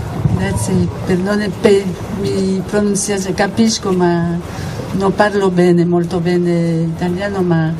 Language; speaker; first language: Italian; non-native, learner; Spanish